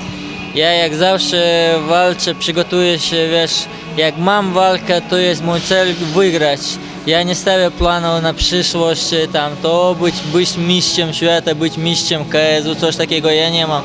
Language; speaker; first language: Polish; non-native, fluent; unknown